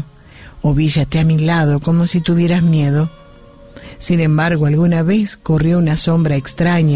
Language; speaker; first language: Spanish; native; Spanish